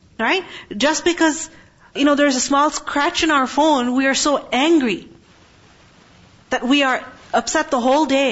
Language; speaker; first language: English; non-native, local second language; Urdu